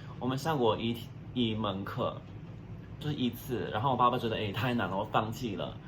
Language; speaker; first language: Chinese; non-native, fluent; English